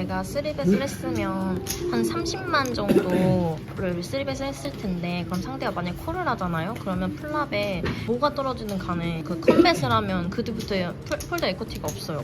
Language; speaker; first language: Korean; native; Korean